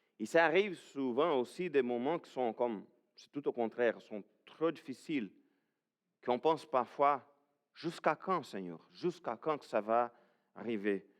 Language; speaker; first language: French; non-native, fluent; Portuguese